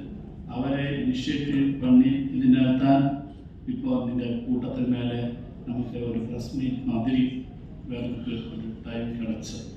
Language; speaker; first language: Malayalam; non-native, learner; Tamil